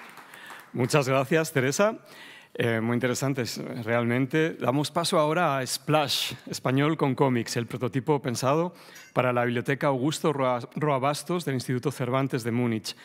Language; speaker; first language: Spanish; native; Spanish